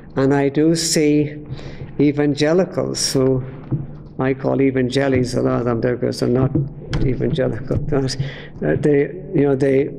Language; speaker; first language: English; native; English